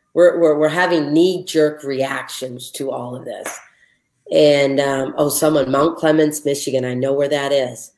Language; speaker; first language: English; native; English